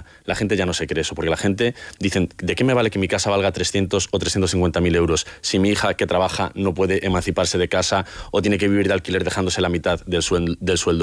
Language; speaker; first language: Spanish; native; Spanish